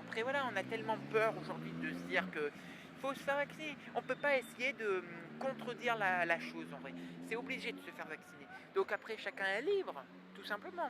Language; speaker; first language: French; native; French